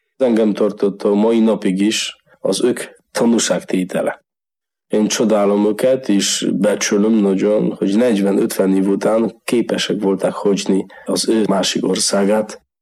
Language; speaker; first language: Hungarian; non-native, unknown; Polish